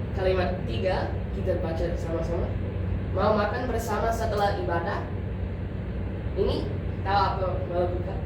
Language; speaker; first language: Indonesian; non-native, learner; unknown